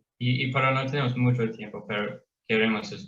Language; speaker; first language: Spanish; non-native, learner; English